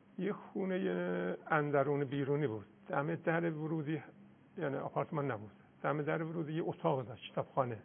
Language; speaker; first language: Persian; non-native, local second language; Azerbaijani